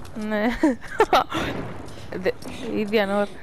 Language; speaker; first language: Greek; native; Greek